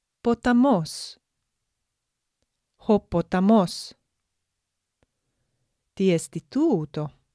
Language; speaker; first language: Greek; non-native, fluent; English